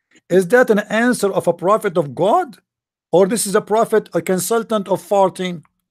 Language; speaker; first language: English; non-native, local second language; Arabic